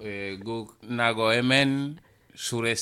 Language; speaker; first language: Basque; non-native, learner; Wolof